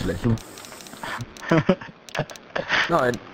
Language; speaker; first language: German; native; German